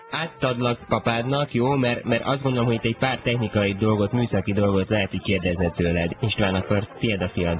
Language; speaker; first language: Hungarian; native; Hungarian